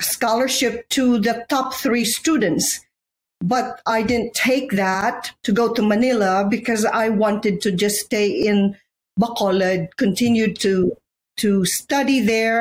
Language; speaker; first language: English; non-native, local second language; Hiligaynon